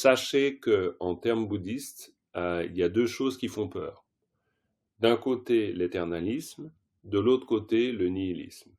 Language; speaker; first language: French; native; French